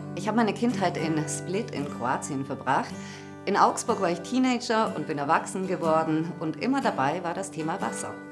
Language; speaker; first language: German; early bilingual, other home language; Croatian